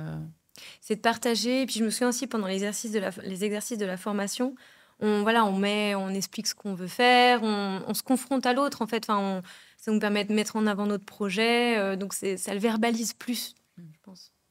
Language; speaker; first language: French; native; French